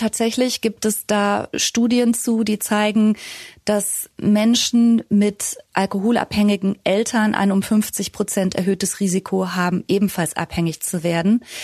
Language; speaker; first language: German; native; German